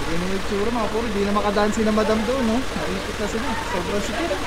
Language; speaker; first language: Filipino; native; Filipino